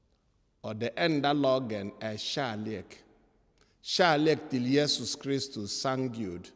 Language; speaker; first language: Swedish; non-native, fluent; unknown